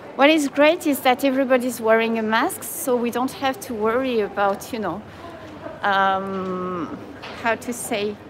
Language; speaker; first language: English; non-native, fluent; French